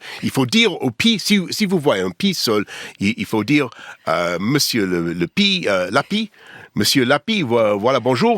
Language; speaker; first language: French; non-native, learner; English